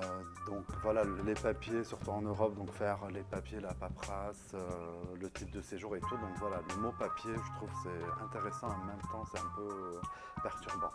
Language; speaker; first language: French; non-native, local second language; Arabic